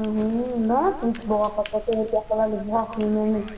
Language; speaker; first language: Hebrew; native; Hebrew